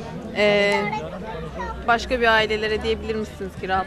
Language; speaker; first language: Turkish; native; Turkish